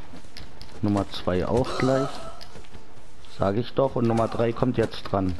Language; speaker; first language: German; native; German